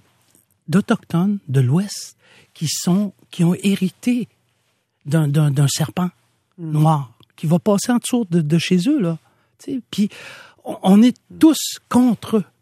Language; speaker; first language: French; non-native, local second language; Innu-aimun